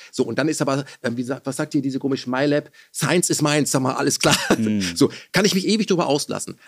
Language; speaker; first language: German; early bilingual, other home language; Persian